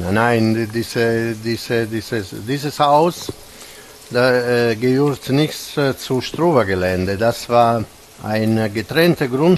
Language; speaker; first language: German; non-native, fluent; Italian